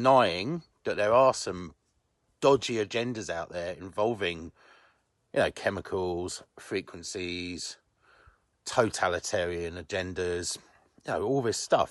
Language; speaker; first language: English; native; English